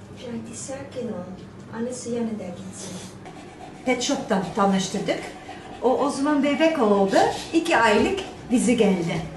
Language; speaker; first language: Turkish; non-native, fluent; Dutch